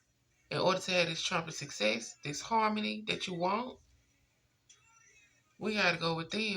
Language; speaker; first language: English; native; English